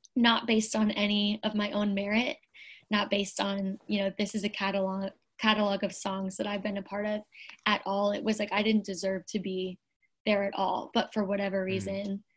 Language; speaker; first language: English; native; English